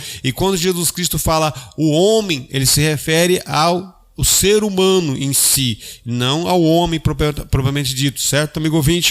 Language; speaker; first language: Portuguese; native; Portuguese